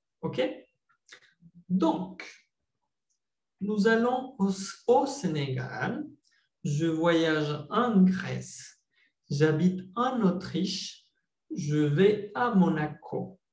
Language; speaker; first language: French; non-native, fluent; Spanish